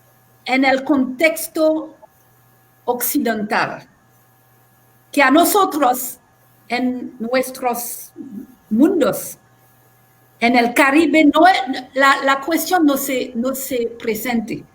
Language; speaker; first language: Spanish; non-native, fluent; French